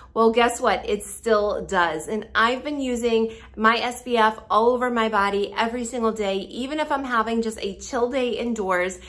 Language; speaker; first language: English; native; English